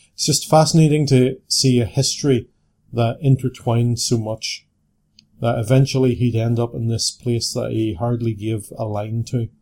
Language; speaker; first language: English; native; English